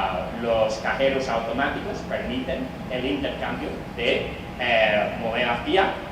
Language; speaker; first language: Spanish; non-native, fluent; English